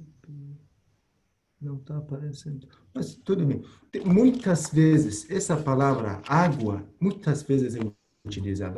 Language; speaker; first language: Portuguese; non-native, fluent; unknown